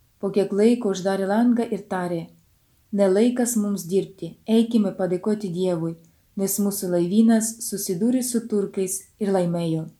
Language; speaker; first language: Lithuanian; non-native, fluent; Ukrainian